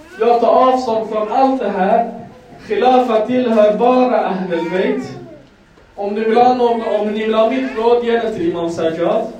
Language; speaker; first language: Swedish; non-native, fluent; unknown